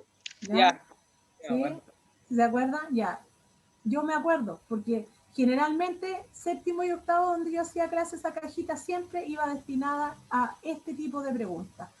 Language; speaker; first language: Spanish; native; Spanish